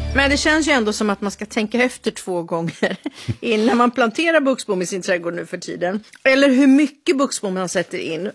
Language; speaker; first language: Swedish; native; Swedish